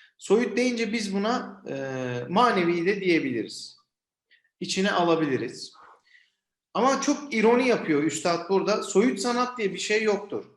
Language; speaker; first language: Turkish; native; Turkish